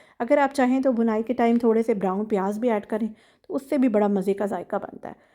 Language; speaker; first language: Urdu; native; Urdu